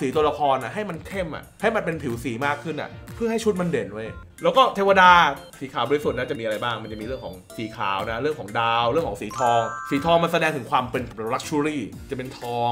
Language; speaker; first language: Thai; native; Thai